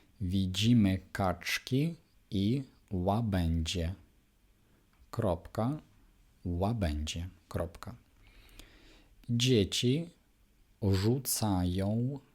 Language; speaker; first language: Polish; non-native, fluent; Ukrainian